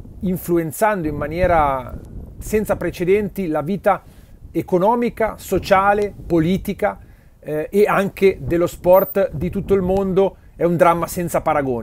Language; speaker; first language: Italian; native; Italian